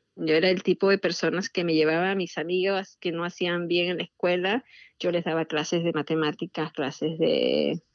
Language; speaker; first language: Spanish; native; Spanish